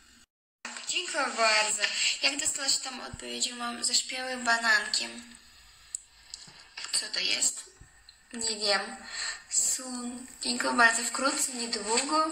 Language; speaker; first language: Polish; non-native, learner; Russian